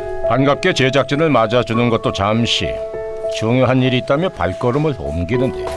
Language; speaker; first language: Korean; native; Korean